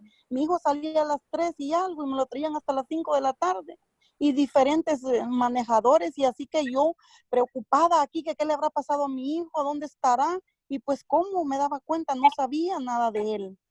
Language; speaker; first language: Spanish; native; Spanish